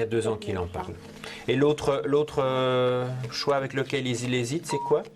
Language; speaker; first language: French; native; French